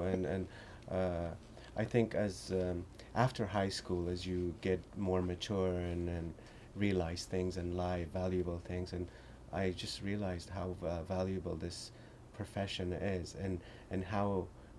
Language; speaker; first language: English; early bilingual, other home language; Persian